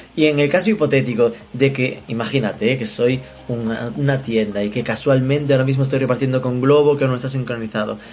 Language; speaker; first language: Spanish; native; Spanish